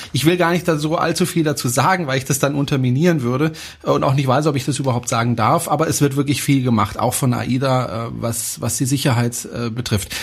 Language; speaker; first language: German; non-native, fluent; French